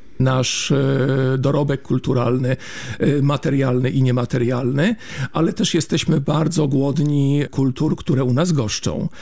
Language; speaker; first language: Polish; native; Polish